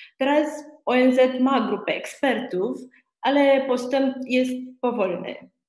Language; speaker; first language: Polish; non-native, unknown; Romanian